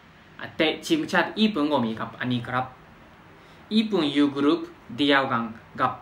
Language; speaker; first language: Thai; non-native, fluent; Japanese